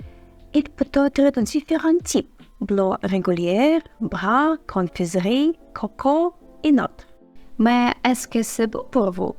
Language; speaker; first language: French; non-native, fluent; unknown